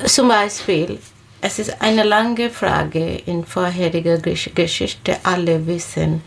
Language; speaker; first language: German; non-native, learner; Bangla